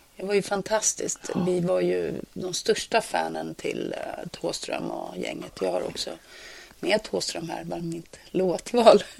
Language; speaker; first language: Swedish; native; Swedish